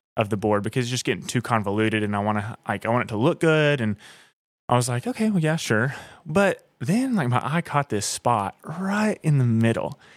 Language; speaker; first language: English; native; English